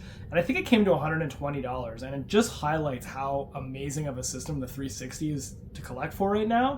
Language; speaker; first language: English; native; English